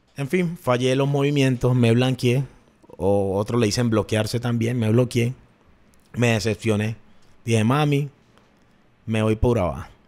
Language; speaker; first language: Spanish; native; Spanish